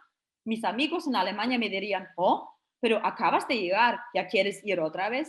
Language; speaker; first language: Spanish; non-native, fluent; German